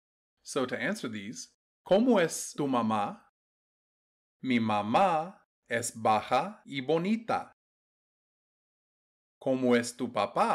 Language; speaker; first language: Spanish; non-native, fluent; English